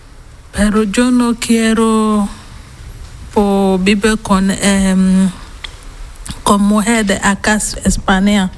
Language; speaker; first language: Spanish; non-native, learner; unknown